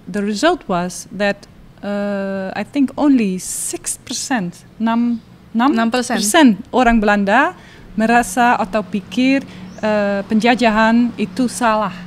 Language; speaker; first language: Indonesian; non-native, learner; Dutch